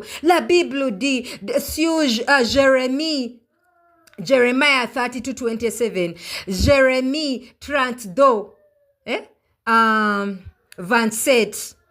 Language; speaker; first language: French; non-native, learner; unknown